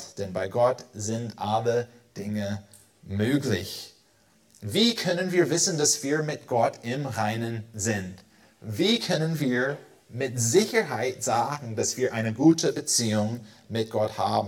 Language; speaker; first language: German; non-native, fluent; English